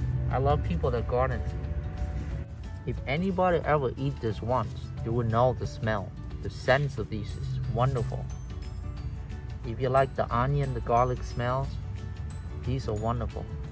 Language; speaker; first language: English; non-native, fluent; Vietnamese